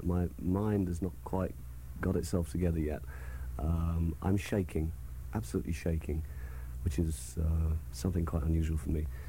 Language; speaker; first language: English; native; English